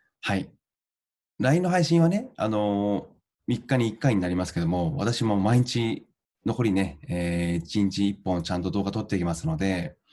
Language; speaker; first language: Japanese; native; Japanese